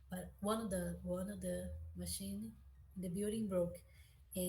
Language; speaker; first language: English; non-native, learner; Portuguese